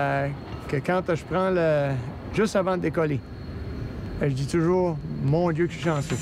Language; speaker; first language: French; native; French